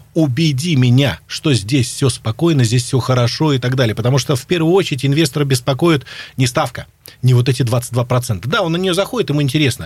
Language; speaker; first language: Russian; native; Russian